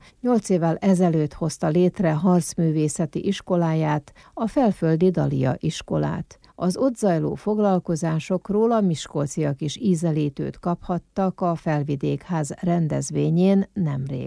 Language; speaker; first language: Hungarian; native; Hungarian